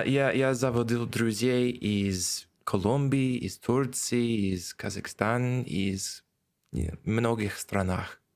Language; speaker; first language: Russian; non-native, learner; English